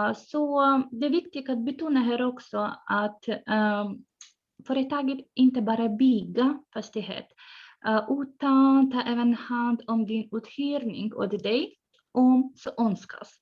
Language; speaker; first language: Swedish; non-native, fluent; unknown